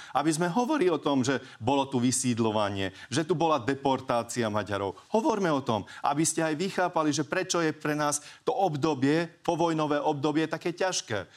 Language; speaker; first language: Slovak; non-native, local second language; Hungarian